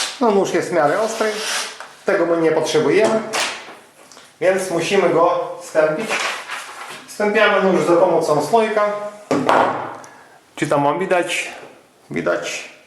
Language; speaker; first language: Polish; non-native, fluent; Ukrainian